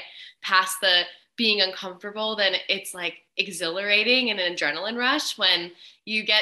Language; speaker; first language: English; native; English